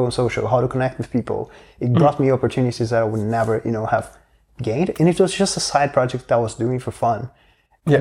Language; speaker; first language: English; non-native, fluent; Portuguese